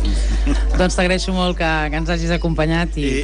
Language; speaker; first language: Catalan; native; Catalan